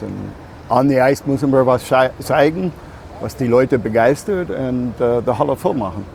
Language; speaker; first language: German; non-native, fluent; English